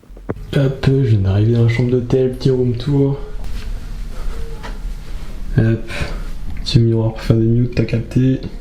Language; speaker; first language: French; native; French